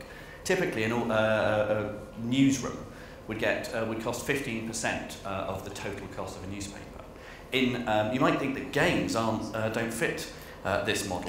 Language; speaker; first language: English; native; English